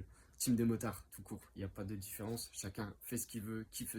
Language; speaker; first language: French; native; French